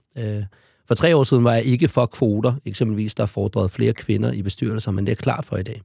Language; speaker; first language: Danish; native; Danish